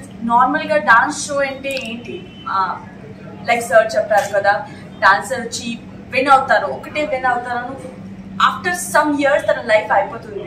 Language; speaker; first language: Telugu; non-native, fluent; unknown